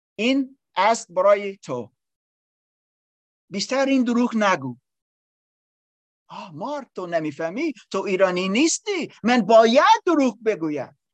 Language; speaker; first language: Persian; non-native, learner; English